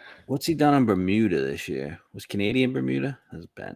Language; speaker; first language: English; native; English